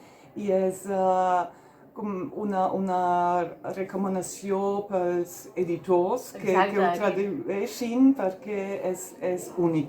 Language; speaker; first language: Catalan; non-native, fluent; German